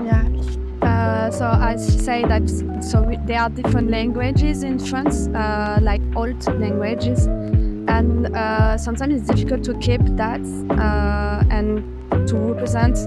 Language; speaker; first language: English; non-native, fluent; French